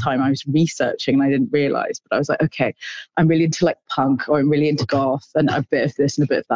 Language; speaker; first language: English; native; English